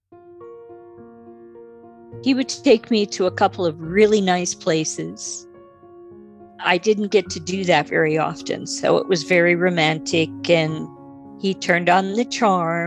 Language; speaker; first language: English; native; English